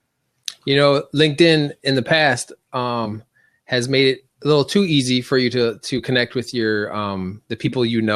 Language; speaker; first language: English; native; English